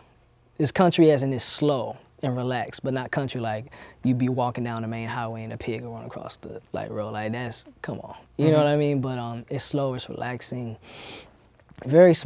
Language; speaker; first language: English; native; English